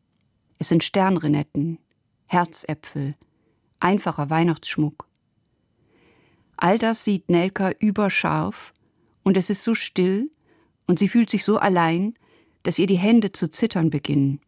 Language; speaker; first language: German; native; German